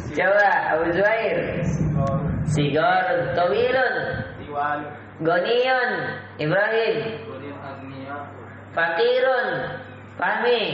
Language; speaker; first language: Arabic; non-native, fluent; Indonesian